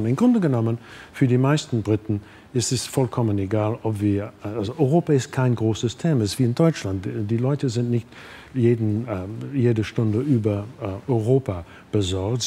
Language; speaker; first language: German; non-native, fluent; English